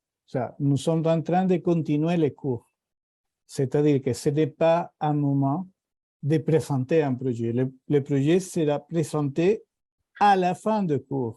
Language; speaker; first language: French; non-native, fluent; Spanish